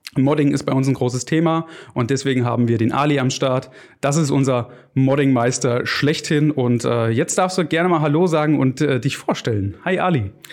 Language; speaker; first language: German; native; German